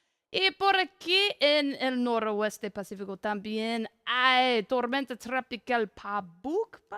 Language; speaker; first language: Spanish; non-native, learner; English